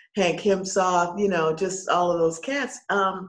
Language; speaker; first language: English; native; English